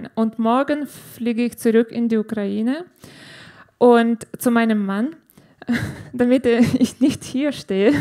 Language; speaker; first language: German; non-native, fluent; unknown